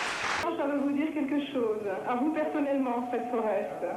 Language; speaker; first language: French; non-native, fluent; Russian